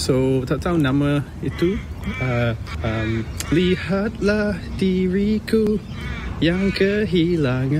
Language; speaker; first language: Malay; early bilingual, heritage; English